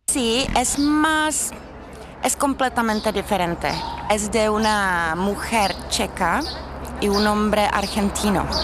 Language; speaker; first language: Spanish; non-native, fluent; Czech